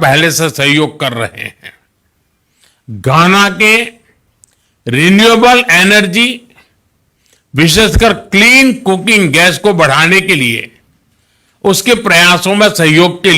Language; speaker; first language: Hindi; non-native, local second language; Gujarati